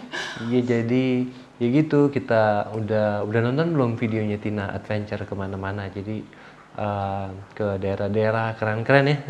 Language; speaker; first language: Indonesian; native; Indonesian